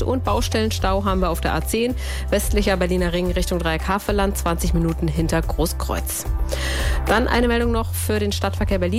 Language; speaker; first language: German; native; German